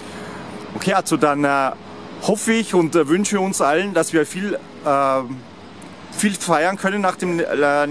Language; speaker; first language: German; native; German